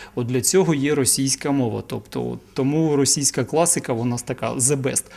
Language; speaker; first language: Ukrainian; non-native, local second language; Russian